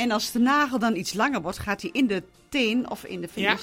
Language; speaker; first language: Dutch; native; Dutch